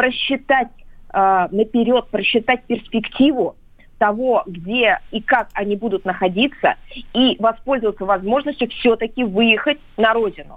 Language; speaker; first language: Russian; native; Russian